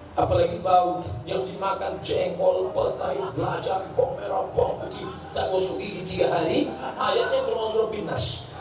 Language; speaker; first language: Indonesian; native; Indonesian